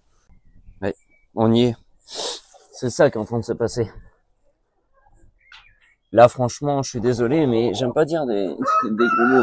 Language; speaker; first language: French; native; French